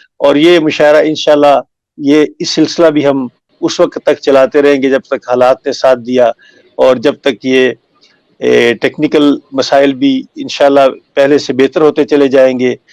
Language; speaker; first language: Urdu; native; Urdu